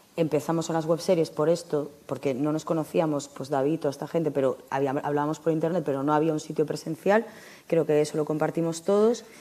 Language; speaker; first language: Spanish; native; Spanish